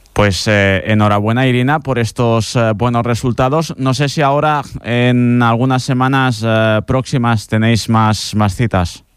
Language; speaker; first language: Spanish; non-native, local second language; Catalan